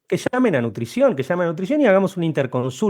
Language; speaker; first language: Spanish; native; Spanish